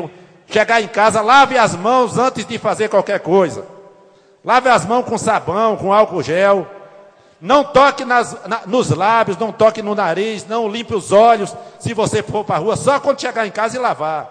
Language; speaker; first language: Portuguese; native; Portuguese